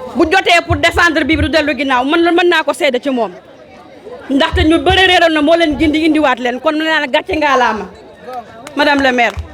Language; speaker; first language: Wolof; non-native, local second language; Fula